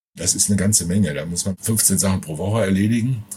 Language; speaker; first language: German; native; German